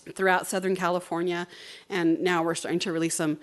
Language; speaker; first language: English; native; English